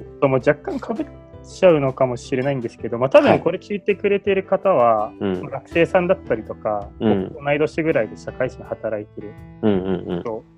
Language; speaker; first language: Japanese; native; Japanese